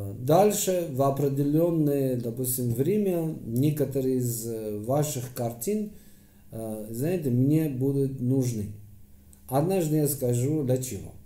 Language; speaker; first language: Russian; non-native, fluent; Persian